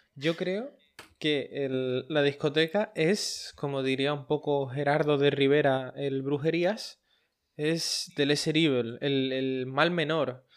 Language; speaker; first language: Spanish; native; Spanish